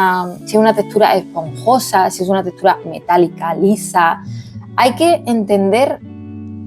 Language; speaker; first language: Spanish; native; Spanish